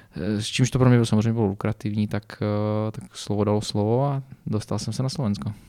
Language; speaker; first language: Czech; native; Czech